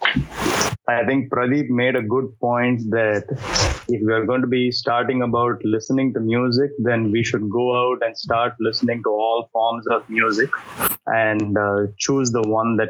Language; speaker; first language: English; non-native, local second language; Tamil